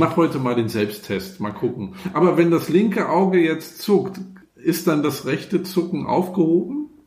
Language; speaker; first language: German; native; German